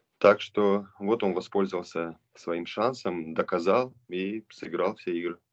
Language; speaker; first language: Russian; non-native, local second language; Romanian